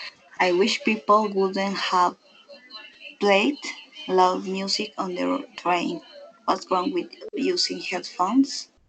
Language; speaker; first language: English; non-native, learner; Spanish